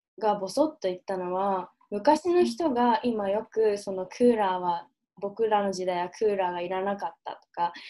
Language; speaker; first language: Japanese; early bilingual, heritage; Japanese